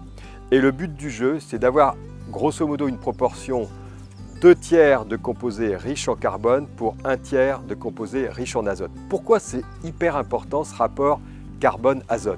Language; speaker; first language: French; native; French